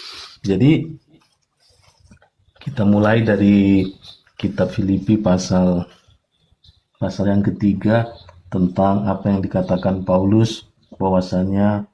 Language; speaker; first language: Indonesian; native; Indonesian